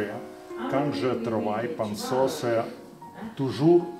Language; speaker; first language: French; non-native, learner; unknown